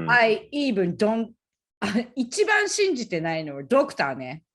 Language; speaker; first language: Japanese; native; Japanese